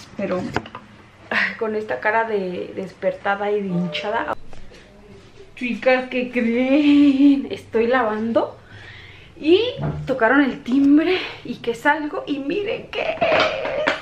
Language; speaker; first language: Spanish; native; Spanish